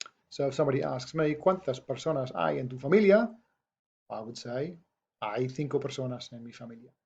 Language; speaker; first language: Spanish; non-native, fluent; English